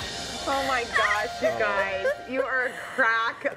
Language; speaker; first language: English; native; English